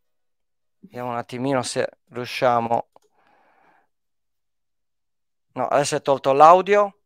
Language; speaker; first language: Italian; native; Italian